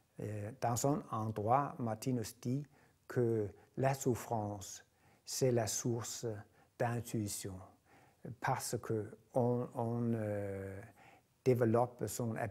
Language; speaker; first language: French; non-native, fluent; Danish